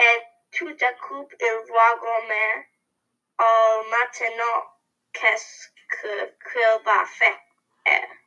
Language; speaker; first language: French; non-native, learner; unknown